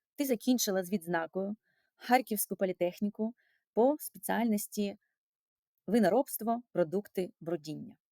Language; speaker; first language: Ukrainian; non-native, local second language; Russian